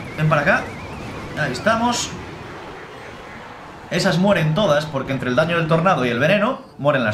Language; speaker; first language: Spanish; native; Spanish